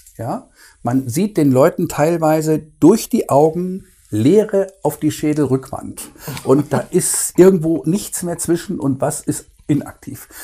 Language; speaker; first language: German; native; German